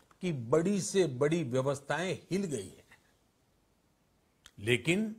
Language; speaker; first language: Hindi; non-native, local second language; Gujarati